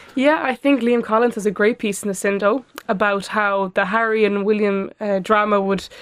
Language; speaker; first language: English; non-native, fluent; Lithuanian